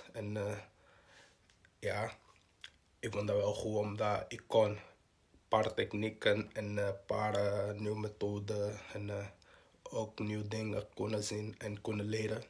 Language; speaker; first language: Dutch; non-native, local second language; Portuguese